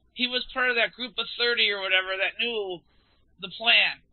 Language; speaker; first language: English; native; English